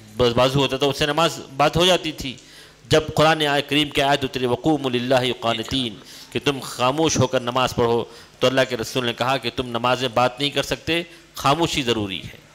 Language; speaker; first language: Urdu; native; Urdu